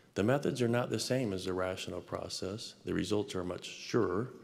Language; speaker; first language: English; native; English